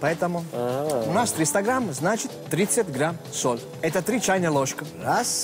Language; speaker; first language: Russian; non-native, fluent; Italian